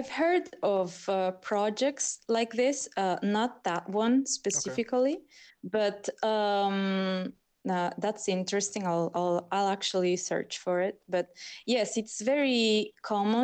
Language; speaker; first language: English; non-native, fluent; Spanish